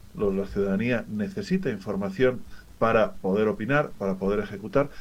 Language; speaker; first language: Spanish; native; Spanish